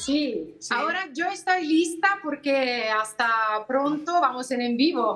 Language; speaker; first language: Spanish; non-native, learner; Italian